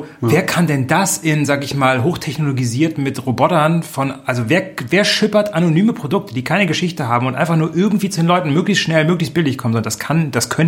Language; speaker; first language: German; native; German